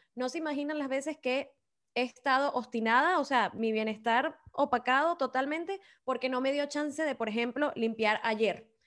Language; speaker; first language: Spanish; native; Spanish